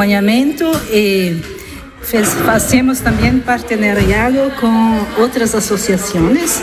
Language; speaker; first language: Spanish; non-native, learner; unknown